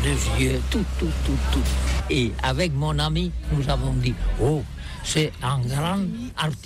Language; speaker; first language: French; non-native, learner; Catalan